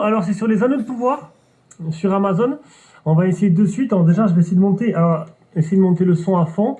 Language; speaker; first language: French; native; French